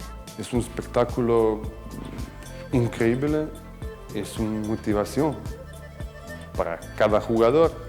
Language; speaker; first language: Spanish; non-native, fluent; Croatian